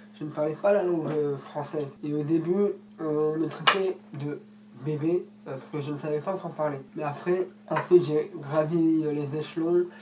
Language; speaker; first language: French; early bilingual, other home language; Russian